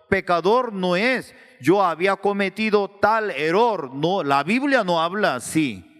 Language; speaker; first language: Spanish; non-native, learner; Korean